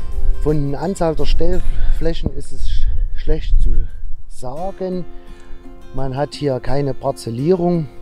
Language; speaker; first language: German; native; German